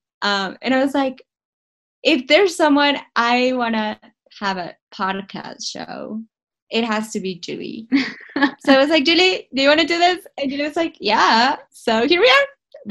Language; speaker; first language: English; non-native, fluent; Spanish